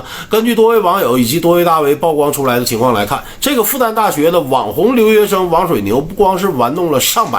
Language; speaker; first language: Chinese; native; Chinese